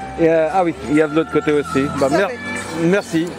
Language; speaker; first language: French; non-native, fluent; Portuguese